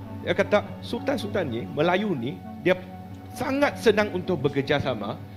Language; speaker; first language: Malay; non-native, local second language; Chinese